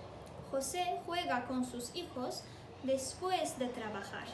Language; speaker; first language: Spanish; non-native, fluent; Turkish